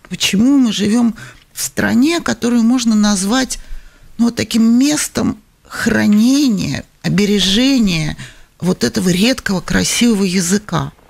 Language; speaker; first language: Russian; native; Russian